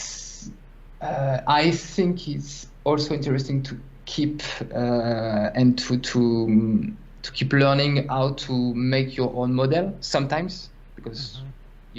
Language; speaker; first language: English; non-native, fluent; French